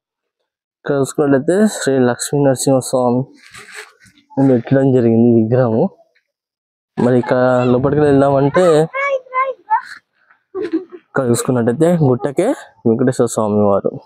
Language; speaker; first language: Telugu; native; Telugu